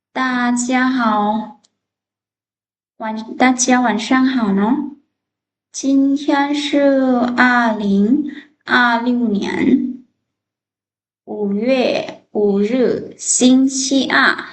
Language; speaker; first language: Chinese; non-native, fluent; Lao